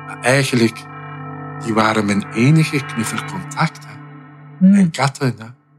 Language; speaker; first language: Dutch; non-native, fluent; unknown